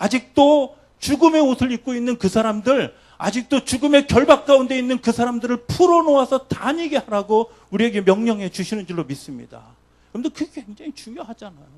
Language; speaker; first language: Korean; native; Korean